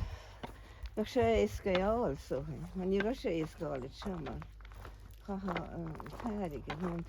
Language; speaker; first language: Irish; native; Irish